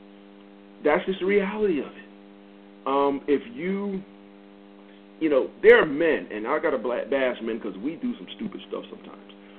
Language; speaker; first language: English; native; English